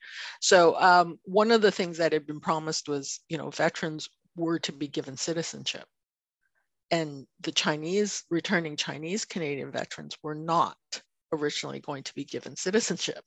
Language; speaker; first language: English; non-native, fluent; Chinese